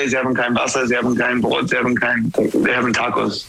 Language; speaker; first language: German; non-native, learner; English